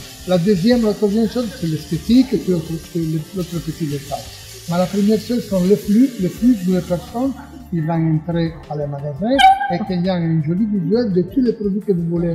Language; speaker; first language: French; non-native, learner; Italian